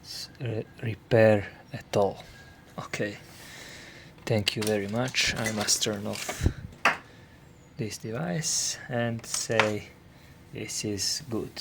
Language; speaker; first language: English; non-native, learner; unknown